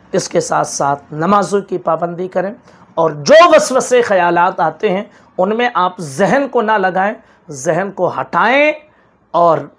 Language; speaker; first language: Urdu; native; Urdu